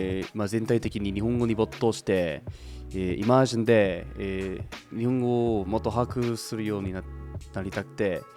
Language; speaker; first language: Japanese; non-native, fluent; English